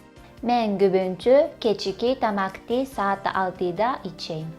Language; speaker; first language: Kyrgyz; non-native, learner; Japanese